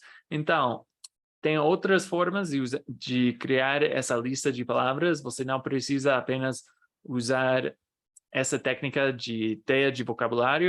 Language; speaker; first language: Portuguese; non-native, fluent; English